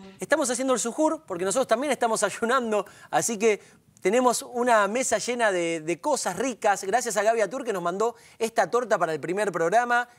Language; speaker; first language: Spanish; native; Spanish